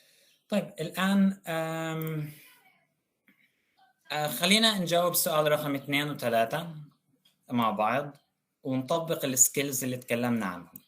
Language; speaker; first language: Arabic; native; Arabic